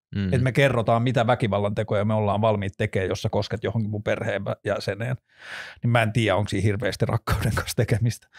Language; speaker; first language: Finnish; native; Finnish